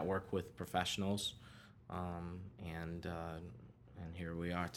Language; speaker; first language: English; native; English